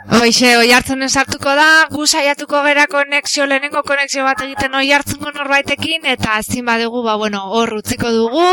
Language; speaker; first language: Basque; non-native, local second language; Spanish